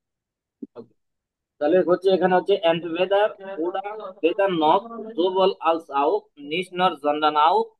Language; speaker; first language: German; non-native, fluent; Bangla